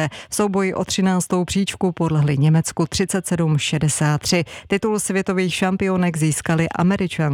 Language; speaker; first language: Czech; native; Czech